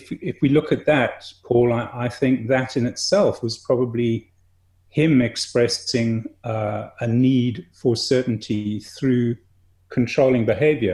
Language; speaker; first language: English; native; English